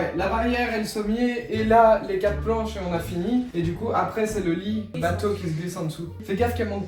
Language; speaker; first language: French; native; French